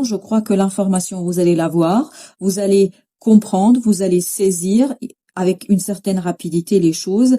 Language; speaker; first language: French; native; French